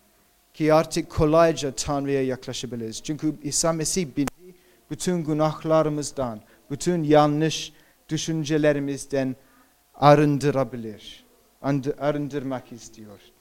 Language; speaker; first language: Turkish; non-native, fluent; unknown